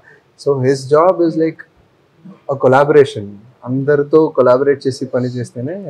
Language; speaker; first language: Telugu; non-native, fluent; Tamil